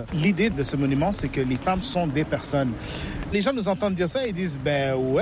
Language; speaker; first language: French; native; French